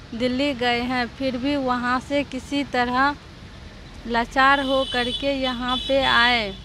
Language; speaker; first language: Hindi; native; Hindi